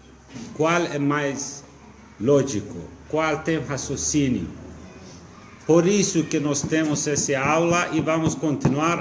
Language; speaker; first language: Portuguese; non-native, fluent; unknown